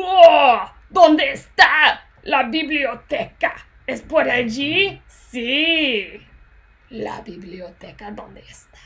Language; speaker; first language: Spanish; non-native, fluent; English